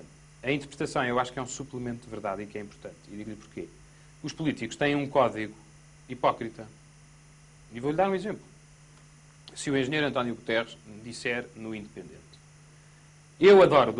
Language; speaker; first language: Portuguese; native; Portuguese